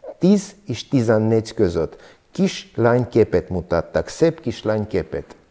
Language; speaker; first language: Hungarian; non-native, learner; Armenian